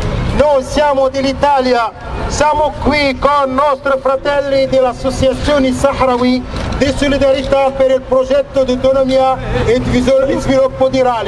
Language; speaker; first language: Italian; non-native, fluent; Arabic